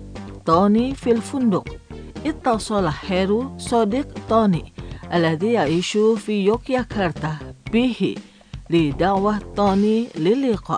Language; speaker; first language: Arabic; non-native, fluent; Indonesian